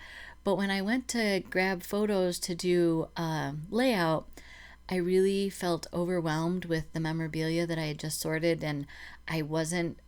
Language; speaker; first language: English; native; English